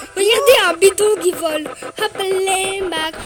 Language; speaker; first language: French; native; French